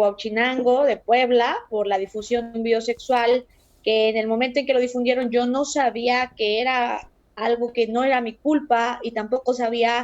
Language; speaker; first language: Spanish; native; Spanish